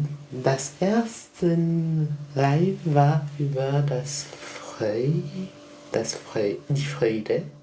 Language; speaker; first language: German; non-native, learner; French